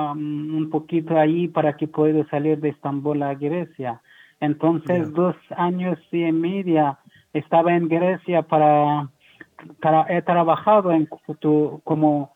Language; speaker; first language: Spanish; non-native, learner; Persian